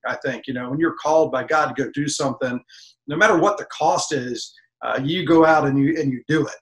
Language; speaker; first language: English; native; English